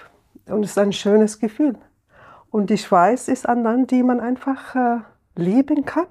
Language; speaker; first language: German; non-native, fluent; Arabic